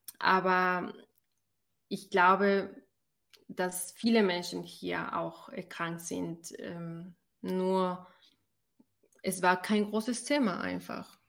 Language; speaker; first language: German; non-native, fluent; Spanish